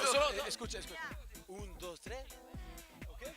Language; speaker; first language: Spanish; non-native, learner; French